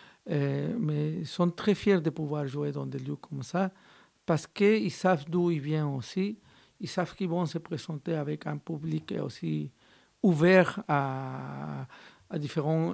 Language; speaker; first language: French; non-native, fluent; Spanish